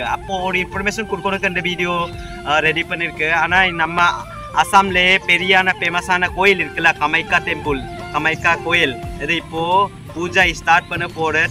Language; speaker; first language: Tamil; non-native, learner; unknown